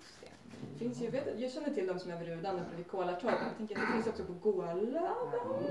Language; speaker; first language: Swedish; native; Swedish